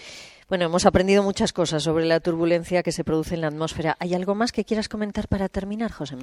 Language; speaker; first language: Spanish; native; Spanish